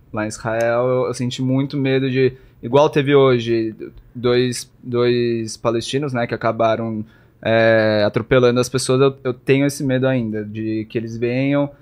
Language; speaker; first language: Portuguese; native; Portuguese